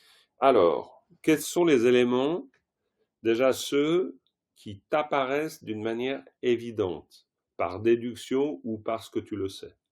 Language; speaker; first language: French; native; French